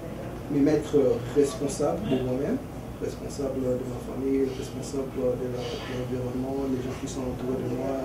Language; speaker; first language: French; early bilingual, other home language; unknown